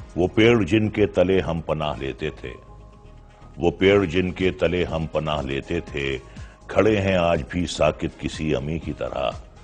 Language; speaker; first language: Hindi; native; Hindi